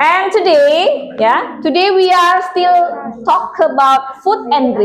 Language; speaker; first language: English; non-native, local second language; Indonesian